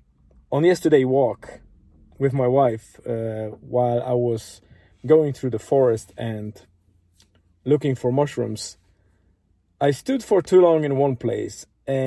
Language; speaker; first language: English; non-native, fluent; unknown